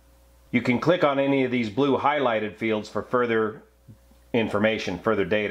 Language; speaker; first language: English; native; English